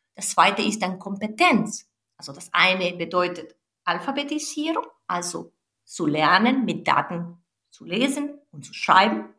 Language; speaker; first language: German; non-native, fluent; Spanish